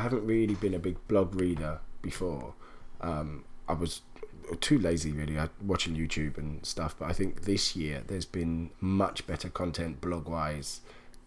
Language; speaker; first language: English; native; English